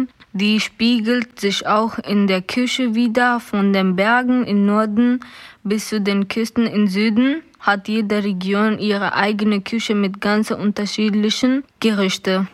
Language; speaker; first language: German; non-native, learner; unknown